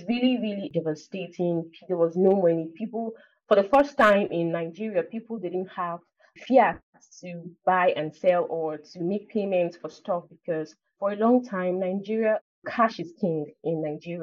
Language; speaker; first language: English; non-native, local second language; Igbo